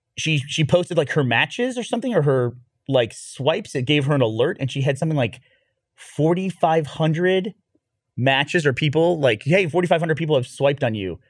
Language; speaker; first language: English; native; English